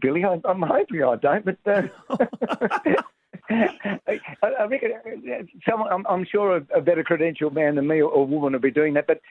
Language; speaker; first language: English; native; English